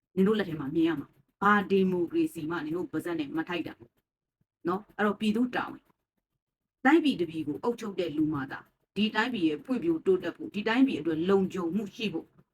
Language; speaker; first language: Burmese; native; Burmese